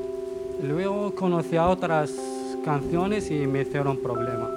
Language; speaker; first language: Spanish; non-native, learner; Arabic